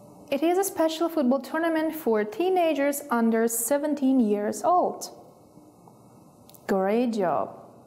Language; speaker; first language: English; non-native, fluent; Kazakh